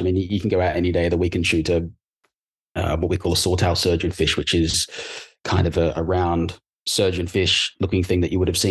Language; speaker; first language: English; native; English